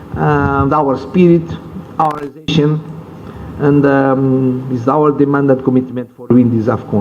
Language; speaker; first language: English; non-native, learner; Portuguese